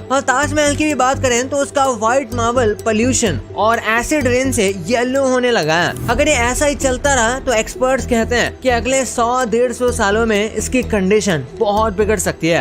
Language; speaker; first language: Hindi; native; Hindi